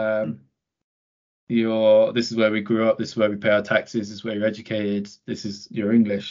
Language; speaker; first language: English; native; English